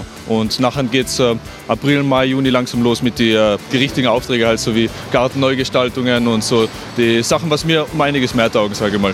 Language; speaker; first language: German; native; German